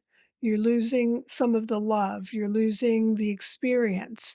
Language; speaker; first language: English; native; English